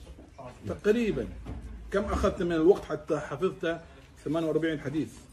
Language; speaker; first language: Arabic; native; Arabic